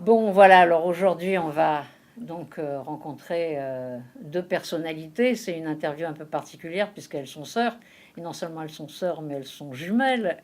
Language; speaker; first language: French; native; French